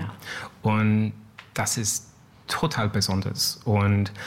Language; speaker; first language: German; non-native, learner; French